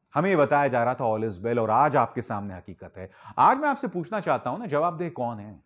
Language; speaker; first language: Hindi; native; Hindi